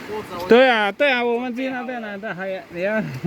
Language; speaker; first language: Chinese; non-native, learner; Filipino